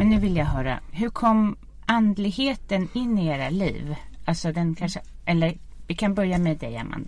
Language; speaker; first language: Swedish; native; Swedish